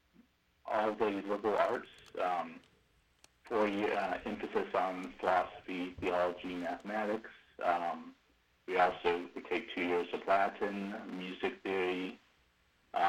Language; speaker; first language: English; native; English